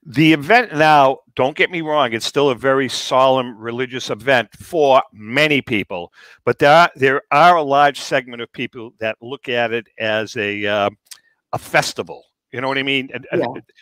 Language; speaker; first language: English; native; English